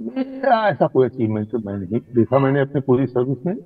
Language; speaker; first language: Hindi; native; Hindi